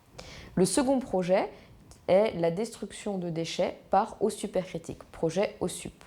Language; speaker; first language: French; native; French